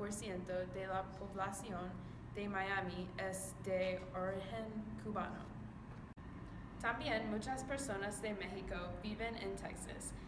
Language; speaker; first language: Spanish; non-native, learner; English